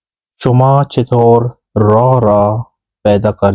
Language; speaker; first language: Persian; non-native, fluent; Urdu